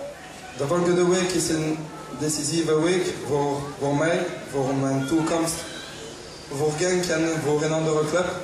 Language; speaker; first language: Dutch; non-native, learner; French